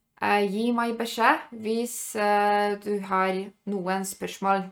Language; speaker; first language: Norwegian; non-native, fluent; Polish